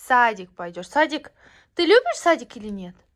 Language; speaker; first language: Russian; non-native, fluent; Tajik